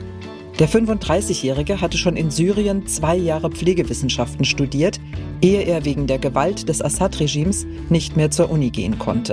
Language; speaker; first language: German; native; German